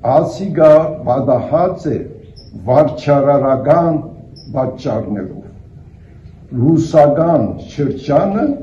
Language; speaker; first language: Armenian; early bilingual, heritage; Armenian